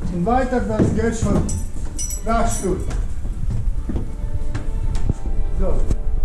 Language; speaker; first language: German; non-native, fluent; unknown